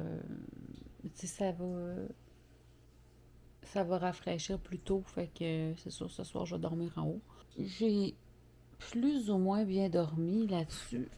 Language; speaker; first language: French; native; French